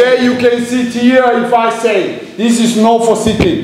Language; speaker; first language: English; non-native, fluent; German